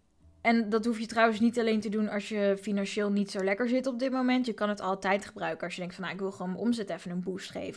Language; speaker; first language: Dutch; native; Dutch